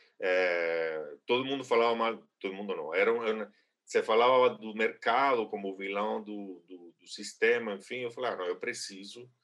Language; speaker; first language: Portuguese; non-native, fluent; Spanish